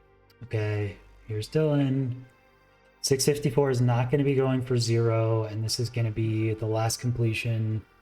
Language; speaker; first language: English; native; English